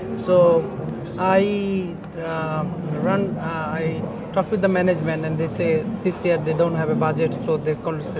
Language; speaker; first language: English; non-native, local second language; Bangla